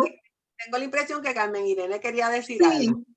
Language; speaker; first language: Spanish; native; Spanish